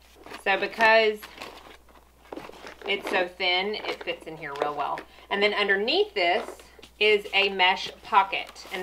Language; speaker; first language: English; native; English